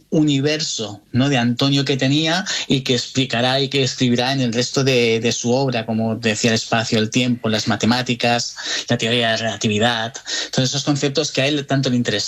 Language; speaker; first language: Spanish; native; Spanish